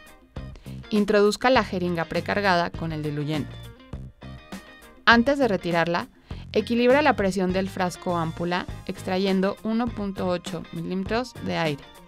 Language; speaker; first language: Spanish; native; Spanish